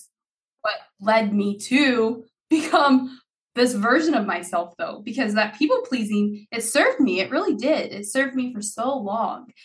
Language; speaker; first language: English; early bilingual, other home language; Haitian Creole